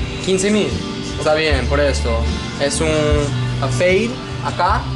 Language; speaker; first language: Spanish; non-native, learner; English